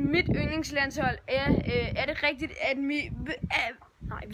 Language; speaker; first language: Danish; native; Danish